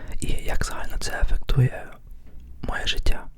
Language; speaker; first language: Ukrainian; early bilingual, heritage; Ukrainian